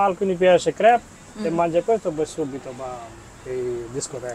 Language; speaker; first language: Italian; non-native, learner; Bangla